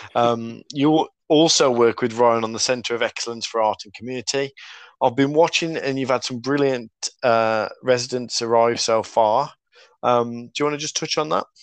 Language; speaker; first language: English; native; English